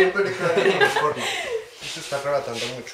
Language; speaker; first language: Spanish; native; Spanish